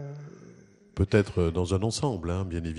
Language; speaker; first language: French; native; French